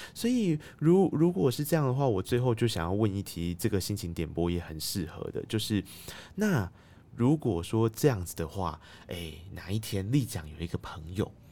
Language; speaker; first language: Chinese; native; Chinese